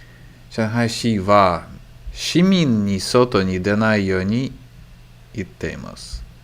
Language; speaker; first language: Japanese; non-native, learner; English